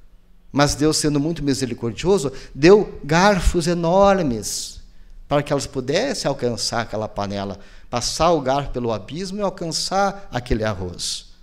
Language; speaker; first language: Portuguese; native; Portuguese